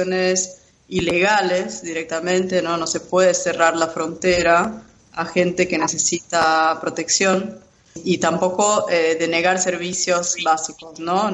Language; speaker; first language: Spanish; non-native, fluent; Portuguese